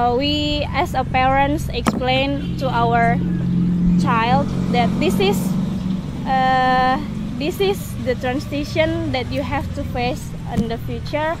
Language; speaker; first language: English; non-native, learner; Indonesian